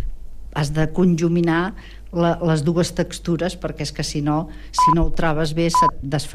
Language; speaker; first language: Catalan; native; Catalan